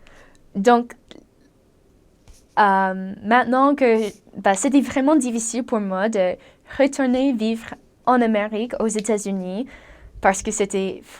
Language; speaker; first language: French; non-native, learner; English